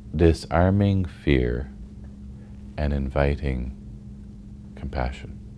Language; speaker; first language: English; native; English